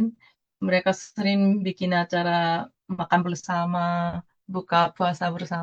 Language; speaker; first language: Indonesian; non-native, fluent; Japanese